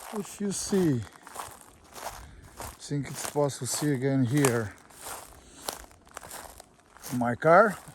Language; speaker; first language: English; non-native, learner; Portuguese